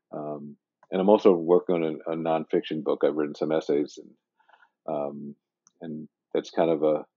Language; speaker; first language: English; native; English